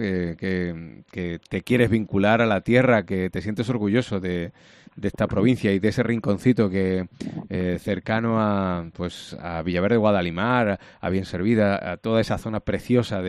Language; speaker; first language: Spanish; native; Spanish